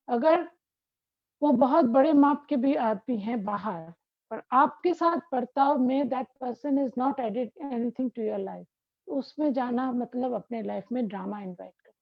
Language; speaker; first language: Hindi; non-native, local second language; Bangla